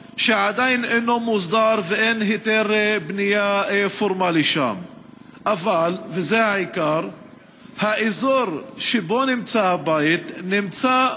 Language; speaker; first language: Hebrew; non-native, local second language; Arabic